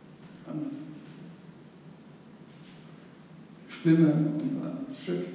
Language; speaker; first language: German; non-native, fluent; Polish